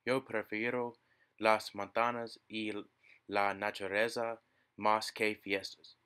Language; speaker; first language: Spanish; non-native, learner; English